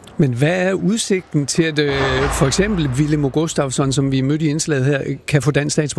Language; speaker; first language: Danish; native; Danish